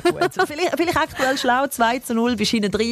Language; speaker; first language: German; native; German